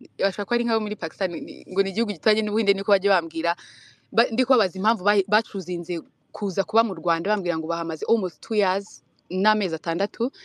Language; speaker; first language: Kinyarwanda; native; Kinyarwanda